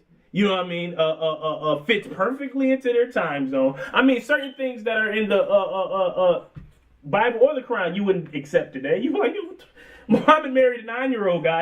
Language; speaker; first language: English; native; English